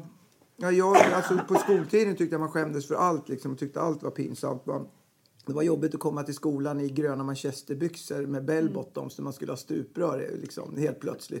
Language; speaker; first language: Swedish; native; Swedish